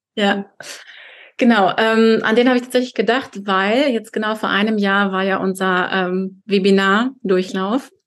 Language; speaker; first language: German; early bilingual, heritage; Russian